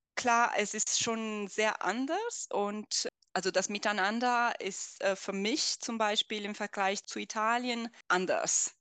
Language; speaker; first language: German; non-native, fluent; Italian